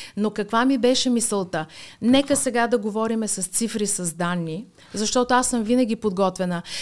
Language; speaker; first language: Bulgarian; native; Bulgarian